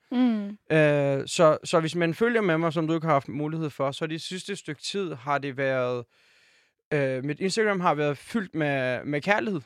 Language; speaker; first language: Danish; early bilingual, other home language; Turkish